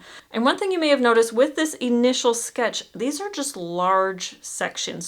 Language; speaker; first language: English; native; English